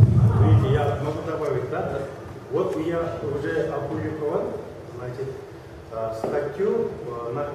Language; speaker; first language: Russian; non-native, local second language; Kyrgyz